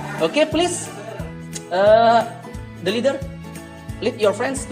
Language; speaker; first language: English; non-native, learner; Indonesian